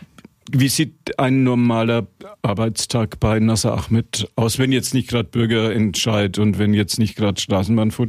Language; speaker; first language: German; native; German